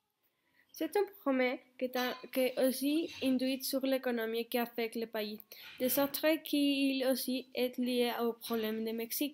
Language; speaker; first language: French; non-native, fluent; Spanish